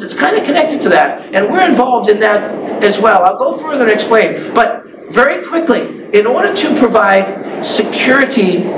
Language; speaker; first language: English; native; English